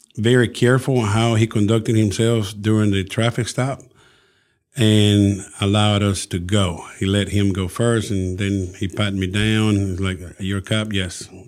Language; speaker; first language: English; early bilingual, other home language; Spanish